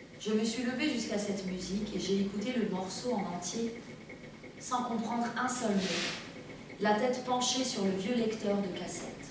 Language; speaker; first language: French; early bilingual, other home language; Persian